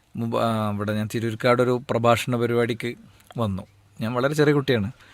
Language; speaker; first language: Malayalam; native; Malayalam